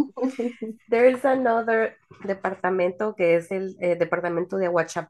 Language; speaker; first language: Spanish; early bilingual, heritage; Spanish